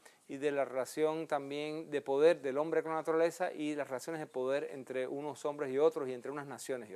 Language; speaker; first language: Spanish; native; Spanish